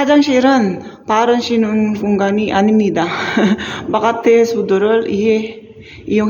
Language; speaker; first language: Korean; non-native, learner; Filipino